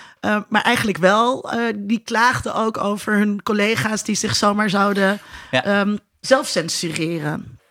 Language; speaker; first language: Dutch; native; Dutch